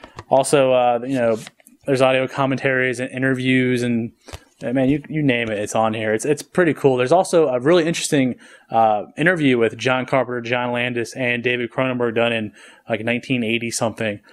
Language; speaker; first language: English; native; English